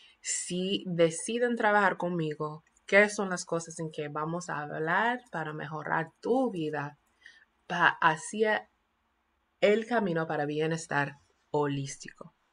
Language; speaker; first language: Spanish; non-native, fluent; English